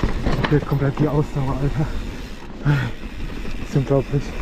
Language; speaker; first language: German; native; German